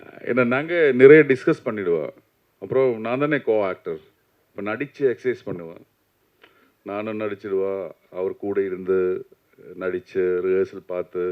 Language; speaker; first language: Tamil; non-native, learner; Malayalam